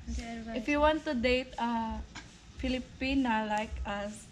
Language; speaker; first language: English; non-native, local second language; Filipino